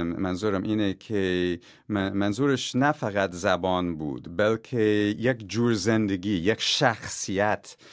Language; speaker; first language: Persian; non-native, fluent; English